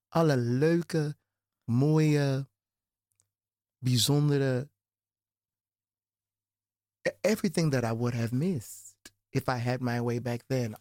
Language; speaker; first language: English; native; English